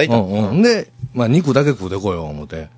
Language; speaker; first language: Japanese; native; Japanese